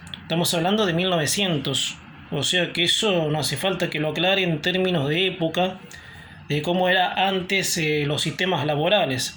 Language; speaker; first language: Spanish; native; Spanish